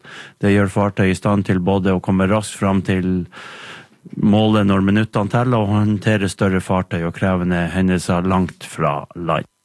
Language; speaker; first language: Norwegian; native; Norwegian